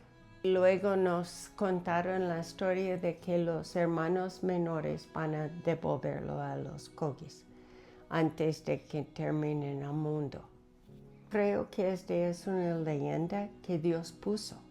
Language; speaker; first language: Spanish; non-native, fluent; English